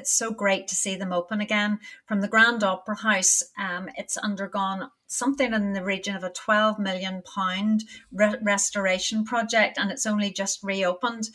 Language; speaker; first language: English; native; English